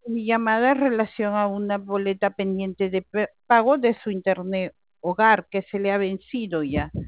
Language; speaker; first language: Spanish; native; Spanish